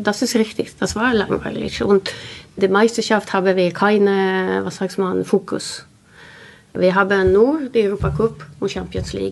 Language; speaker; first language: German; non-native, learner; Swedish